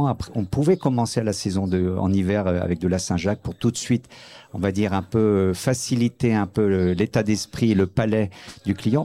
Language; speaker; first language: French; native; French